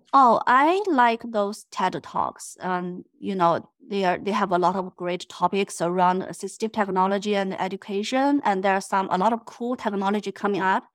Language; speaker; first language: English; non-native, fluent; Chinese